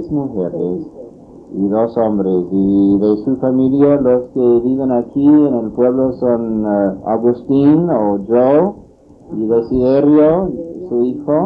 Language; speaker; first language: Spanish; non-native, fluent; English